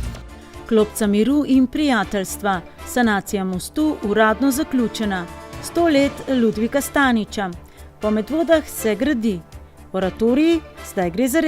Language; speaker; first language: Slovenian; native; Slovenian